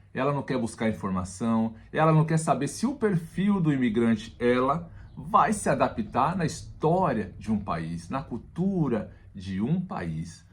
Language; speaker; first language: Portuguese; native; Portuguese